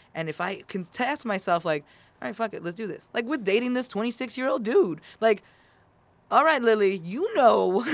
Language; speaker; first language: English; native; English